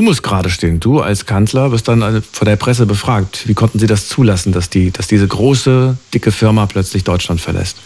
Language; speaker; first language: German; native; German